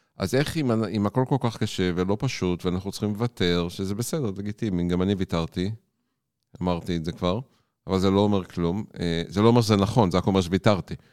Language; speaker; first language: Hebrew; native; Hebrew